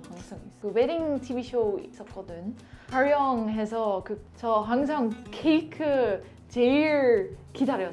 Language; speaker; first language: Korean; non-native, learner; Dutch